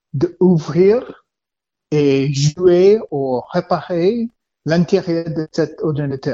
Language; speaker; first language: French; non-native, learner; English